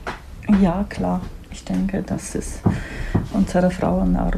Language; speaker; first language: German; non-native, learner; Polish